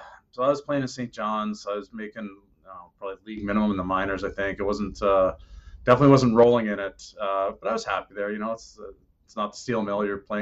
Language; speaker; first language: English; native; English